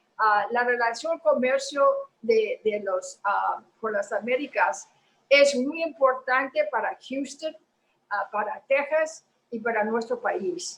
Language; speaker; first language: Spanish; early bilingual, heritage; Spanish